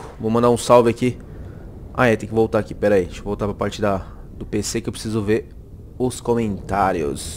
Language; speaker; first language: Portuguese; native; Portuguese